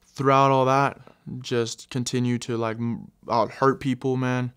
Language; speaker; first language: English; native; English